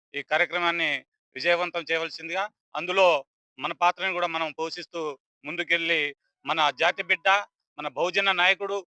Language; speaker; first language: Telugu; non-native, local second language; Lambadi